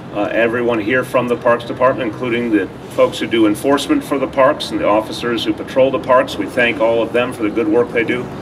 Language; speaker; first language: English; native; English